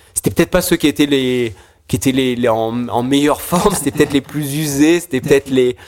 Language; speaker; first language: French; native; French